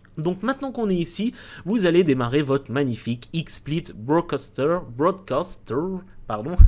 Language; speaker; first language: French; native; French